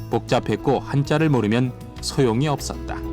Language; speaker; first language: Korean; native; Korean